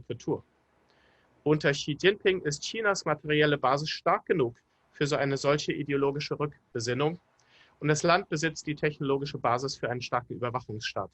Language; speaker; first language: German; native; German